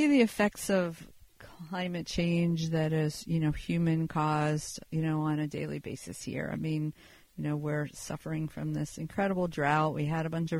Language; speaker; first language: English; native; English